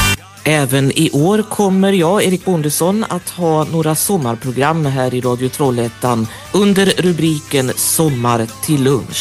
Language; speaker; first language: Swedish; native; Swedish